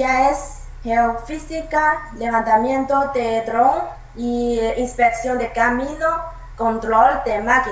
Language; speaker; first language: Spanish; non-native, learner; Chinese